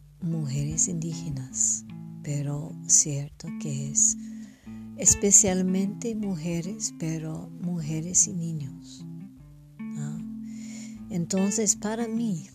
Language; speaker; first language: Spanish; non-native, fluent; French